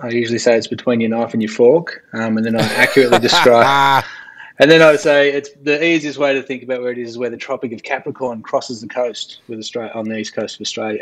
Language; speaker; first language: English; native; English